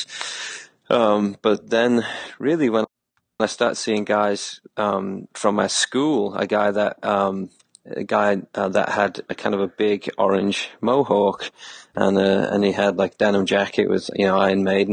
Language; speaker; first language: English; native; English